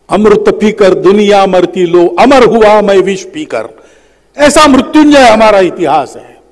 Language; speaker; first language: Hindi; native; Hindi